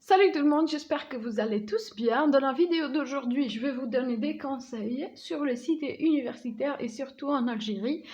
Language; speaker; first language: French; non-native, local second language; Arabic